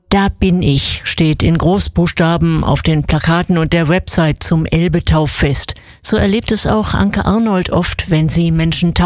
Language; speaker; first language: German; native; German